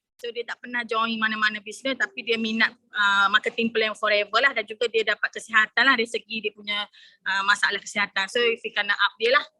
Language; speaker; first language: Malay; native; Malay